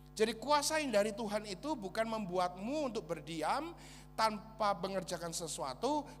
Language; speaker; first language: Indonesian; native; Indonesian